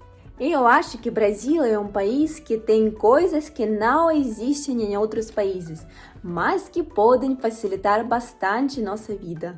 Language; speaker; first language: Portuguese; non-native, fluent; Russian